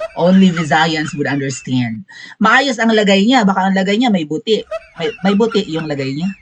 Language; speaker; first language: Filipino; non-native, local second language; Cebuano